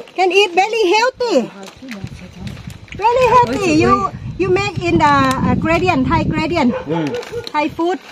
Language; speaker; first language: English; non-native, learner; Thai